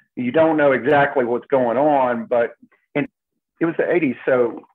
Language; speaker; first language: English; native; English